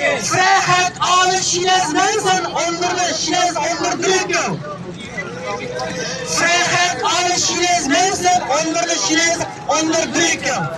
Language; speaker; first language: Dutch; non-native, learner; Uyghur